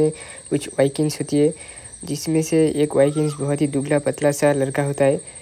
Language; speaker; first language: Hindi; native; Hindi